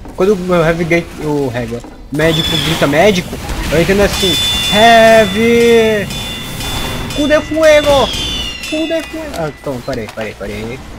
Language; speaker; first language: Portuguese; native; Portuguese